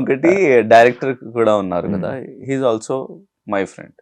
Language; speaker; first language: Telugu; non-native, learner; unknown